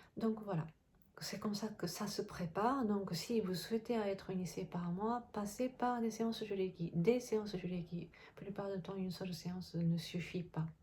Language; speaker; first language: French; non-native, fluent; Japanese